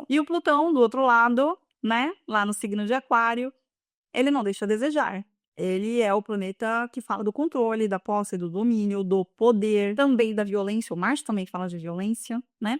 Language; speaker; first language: Portuguese; native; Portuguese